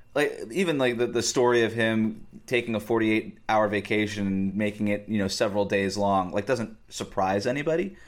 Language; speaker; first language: English; native; English